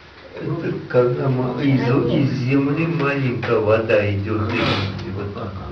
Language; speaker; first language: Russian; native; Russian